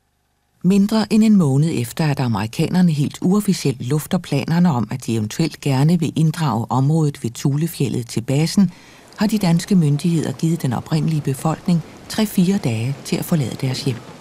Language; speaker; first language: Danish; native; Danish